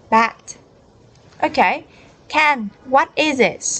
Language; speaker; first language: English; non-native, learner; Vietnamese